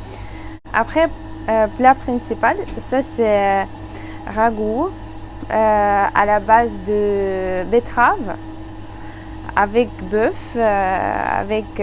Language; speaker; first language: French; non-native, learner; Ukrainian